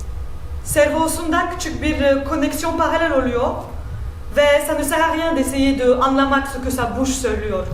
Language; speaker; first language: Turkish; early bilingual, heritage; Turkish